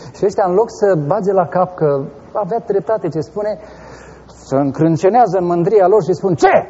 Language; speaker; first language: Romanian; native; Romanian